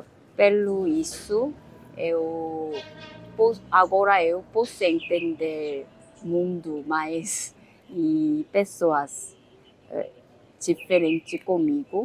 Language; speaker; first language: Portuguese; non-native, learner; Korean